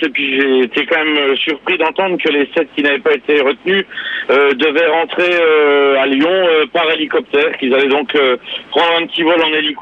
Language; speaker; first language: French; native; French